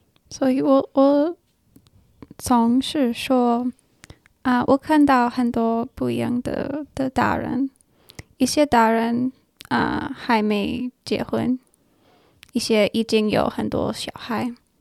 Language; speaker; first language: Chinese; non-native, learner; English